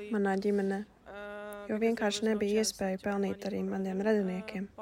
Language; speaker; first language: Latvian; non-native, fluent; Russian